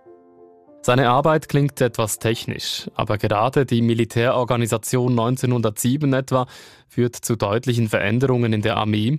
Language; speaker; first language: German; native; German